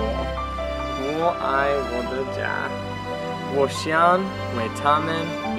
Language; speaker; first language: Chinese; non-native, learner; English